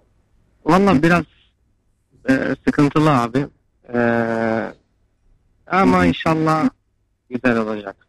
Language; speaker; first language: Turkish; non-native, fluent; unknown